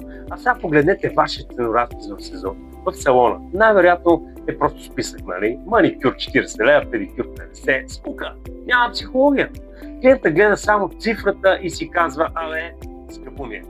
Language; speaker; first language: Bulgarian; native; Bulgarian